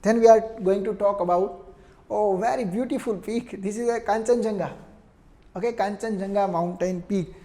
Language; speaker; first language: English; non-native, local second language; Gujarati